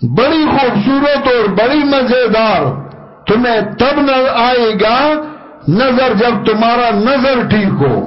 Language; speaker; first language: Urdu; non-native, local second language; Pashto